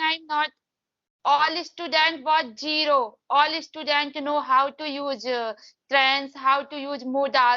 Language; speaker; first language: English; non-native, learner; Hindi